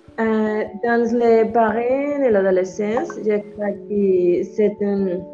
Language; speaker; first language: French; non-native, learner; Spanish